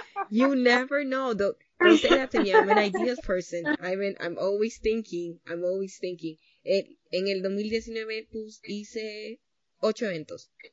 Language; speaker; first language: English; early bilingual, other home language; Spanish